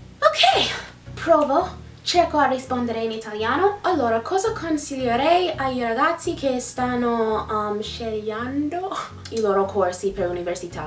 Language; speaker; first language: Italian; non-native, fluent; English